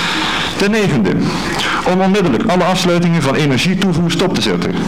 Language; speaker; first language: Dutch; native; Dutch